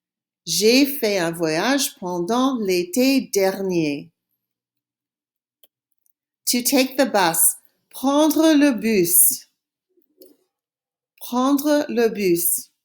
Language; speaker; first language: French; non-native, fluent; English